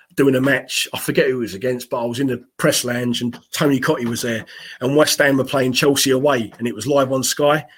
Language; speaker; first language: English; native; English